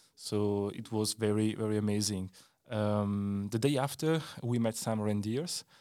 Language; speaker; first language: English; non-native, learner; Italian